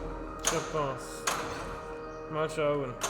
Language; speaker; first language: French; non-native, local second language; German